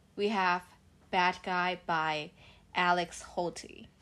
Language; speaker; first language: English; non-native, local second language; Cantonese